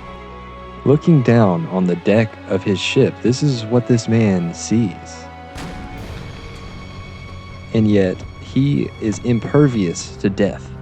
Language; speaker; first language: English; native; English